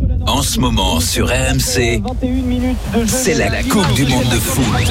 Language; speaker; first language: French; native; French